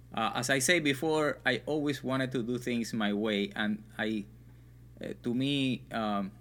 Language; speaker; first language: English; non-native, fluent; Spanish